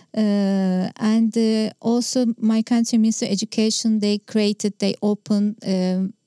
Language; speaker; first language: English; non-native, fluent; Turkish